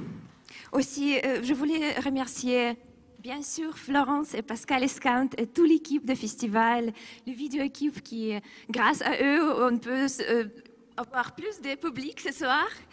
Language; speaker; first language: French; non-native, fluent; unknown